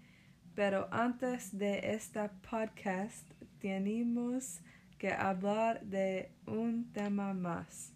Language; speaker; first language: Spanish; early bilingual, other home language; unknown